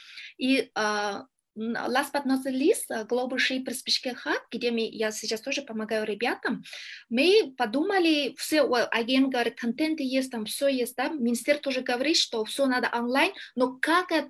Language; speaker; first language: Russian; non-native, learner; Kyrgyz